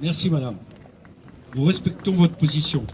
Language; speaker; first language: French; native; French